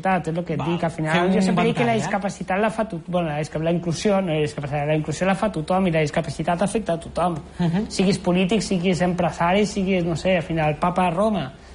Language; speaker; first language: Catalan; native; Catalan